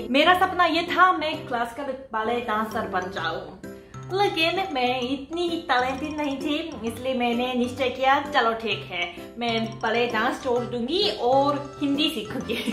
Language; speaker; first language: Hindi; non-native, fluent; Japanese